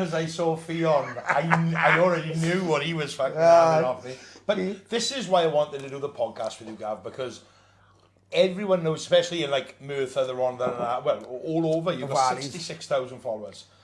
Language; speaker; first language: English; native; English